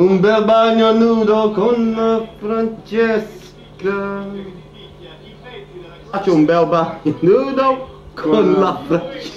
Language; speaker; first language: Italian; non-native, learner; English